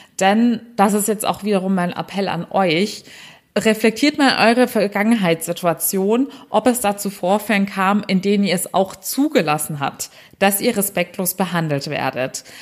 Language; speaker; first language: German; early bilingual, other home language; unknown